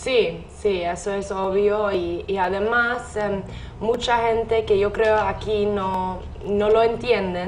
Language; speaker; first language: Spanish; non-native, fluent; English